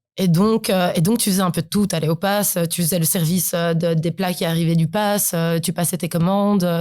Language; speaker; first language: French; early bilingual, other home language; Polish